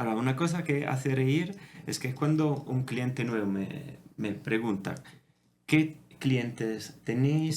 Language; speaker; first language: Spanish; non-native, fluent; Italian